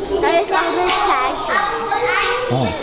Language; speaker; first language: Polish; early bilingual, heritage; Polish